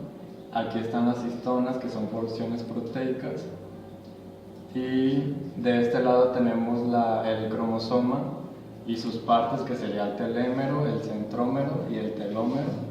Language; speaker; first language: Spanish; native; Spanish